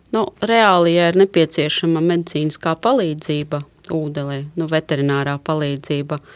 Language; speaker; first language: Latvian; native; Latvian